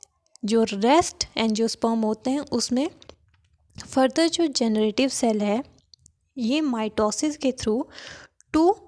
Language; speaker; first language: Hindi; native; Hindi